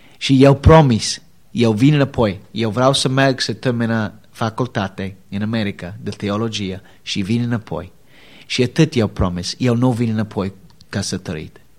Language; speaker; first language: Romanian; non-native, learner; English